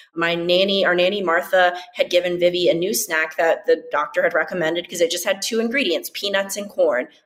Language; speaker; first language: English; native; English